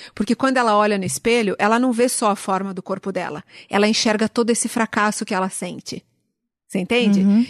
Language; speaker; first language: Portuguese; native; Portuguese